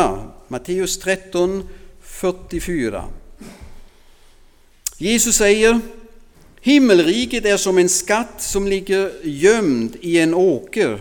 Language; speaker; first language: Swedish; non-native, fluent; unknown